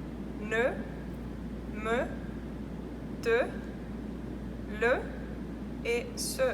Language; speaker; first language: French; non-native, learner; Spanish